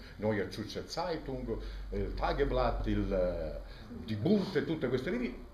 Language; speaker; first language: Italian; native; Italian